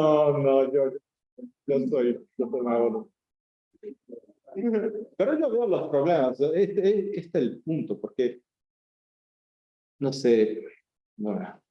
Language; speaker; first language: Spanish; non-native, fluent; Portuguese